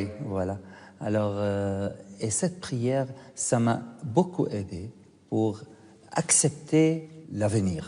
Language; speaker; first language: French; non-native, fluent; Arabic